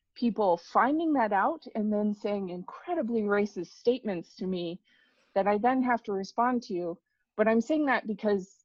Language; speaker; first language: English; native; English